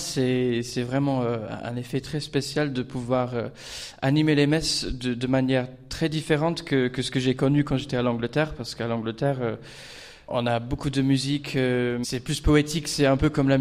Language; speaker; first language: French; non-native, fluent; English